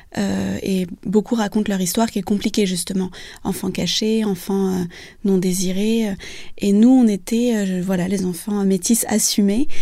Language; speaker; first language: French; early bilingual, other home language; Vietnamese